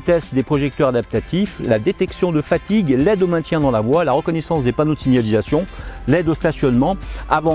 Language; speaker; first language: French; native; French